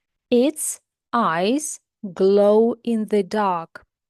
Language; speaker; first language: English; non-native, fluent; Ukrainian